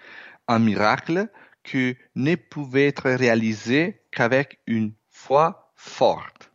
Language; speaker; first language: French; non-native, fluent; Italian